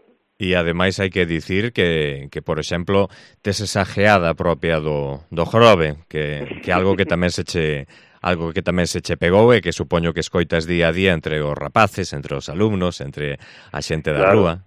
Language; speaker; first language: Galician; native; Galician